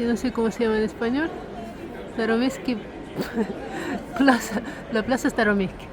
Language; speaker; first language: Spanish; non-native, fluent; Russian